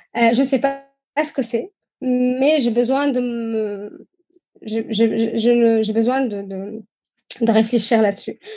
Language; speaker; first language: French; non-native, fluent; Arabic